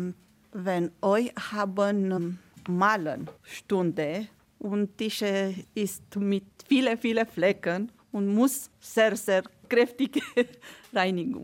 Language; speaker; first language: German; non-native, learner; Romanian